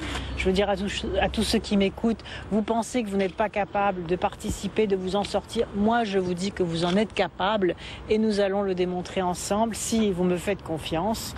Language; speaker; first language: French; native; French